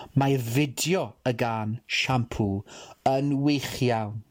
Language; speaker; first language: Welsh; non-native, fluent; English